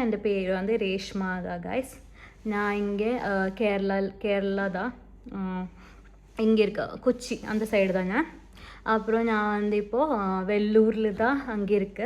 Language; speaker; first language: Tamil; non-native, local second language; Malayalam